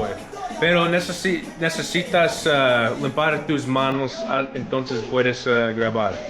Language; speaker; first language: Spanish; non-native, learner; English